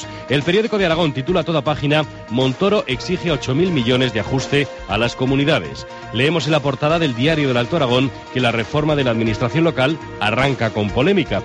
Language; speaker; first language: Spanish; native; Spanish